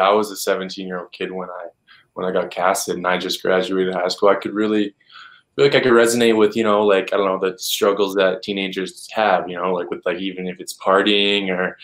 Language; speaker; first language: English; native; English